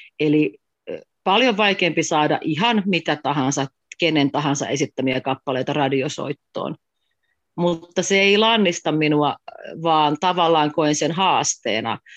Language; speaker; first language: Finnish; native; Finnish